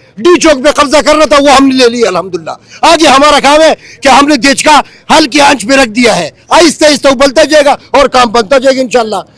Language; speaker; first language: Urdu; non-native, local second language; Pashto